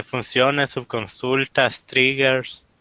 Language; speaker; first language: Spanish; native; Spanish